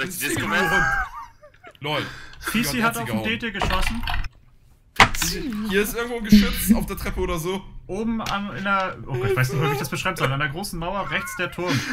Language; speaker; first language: German; native; German